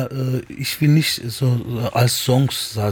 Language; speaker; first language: German; non-native, learner; Turkish